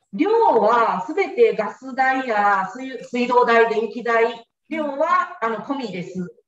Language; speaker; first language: Japanese; native; Japanese